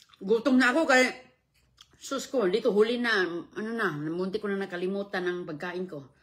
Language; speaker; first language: Filipino; non-native, local second language; Cebuano